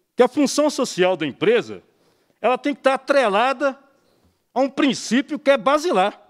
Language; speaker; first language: Portuguese; native; Portuguese